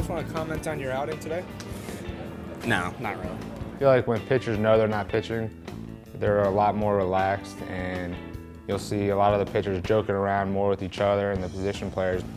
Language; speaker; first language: English; native; English